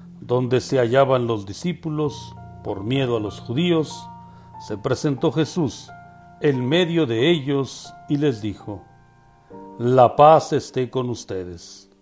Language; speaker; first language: Spanish; native; Spanish